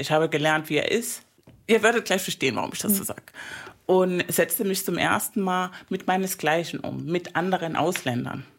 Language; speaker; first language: German; early bilingual, other home language; Spanish